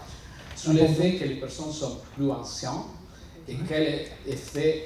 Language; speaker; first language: French; non-native, learner; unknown